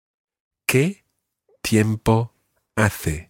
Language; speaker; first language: Spanish; non-native, fluent; English